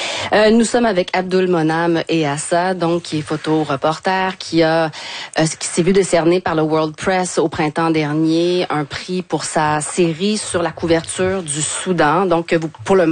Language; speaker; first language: French; native; French